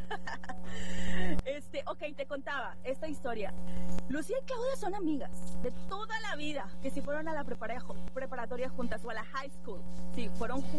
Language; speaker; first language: Spanish; native; Spanish